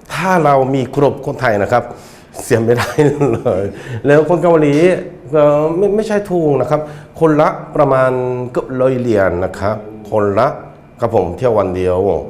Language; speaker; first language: Thai; non-native, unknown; Korean